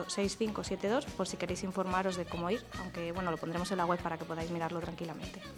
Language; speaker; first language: Spanish; native; Spanish